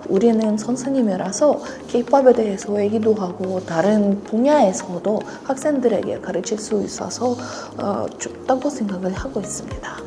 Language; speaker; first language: Korean; non-native, fluent; Russian